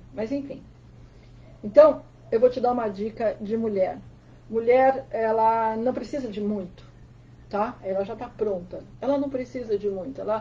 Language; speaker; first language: Portuguese; native; Portuguese